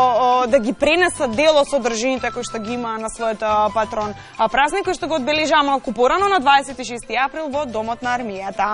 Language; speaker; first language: Macedonian; native; Macedonian